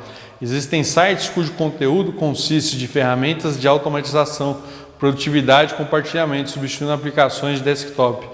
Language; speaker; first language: Portuguese; native; Portuguese